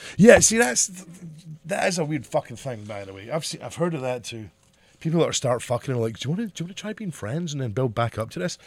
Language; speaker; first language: English; native; English